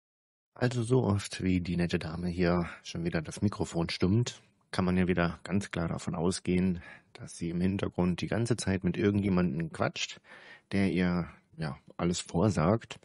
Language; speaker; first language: German; native; German